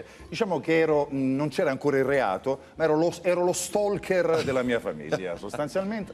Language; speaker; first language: Italian; native; Italian